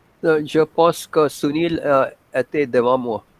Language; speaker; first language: French; non-native, fluent; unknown